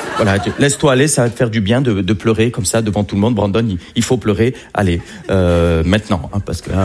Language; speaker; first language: French; native; French